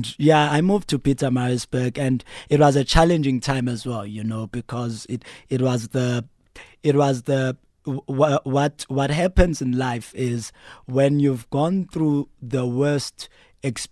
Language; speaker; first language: English; non-native, local second language; Xhosa